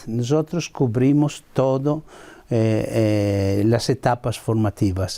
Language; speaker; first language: Spanish; non-native, fluent; Italian